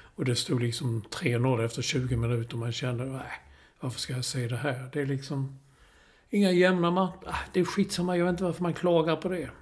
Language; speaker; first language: Swedish; native; Swedish